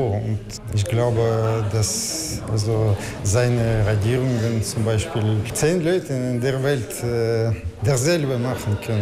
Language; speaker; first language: German; non-native, learner; Russian